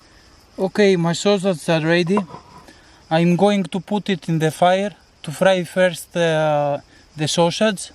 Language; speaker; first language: English; non-native, learner; Greek